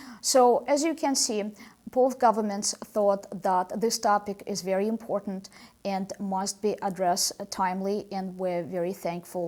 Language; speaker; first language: English; non-native, fluent; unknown